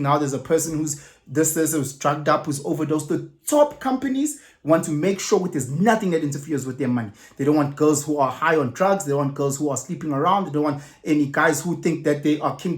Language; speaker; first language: English; non-native, local second language; Zulu